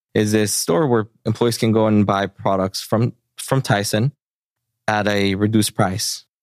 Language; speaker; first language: English; early bilingual, other home language; Spanish